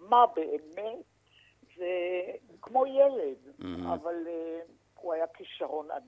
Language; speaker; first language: Hebrew; native; Hebrew